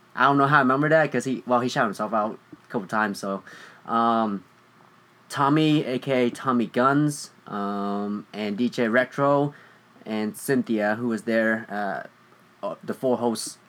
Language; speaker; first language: English; early bilingual, other home language; Vietnamese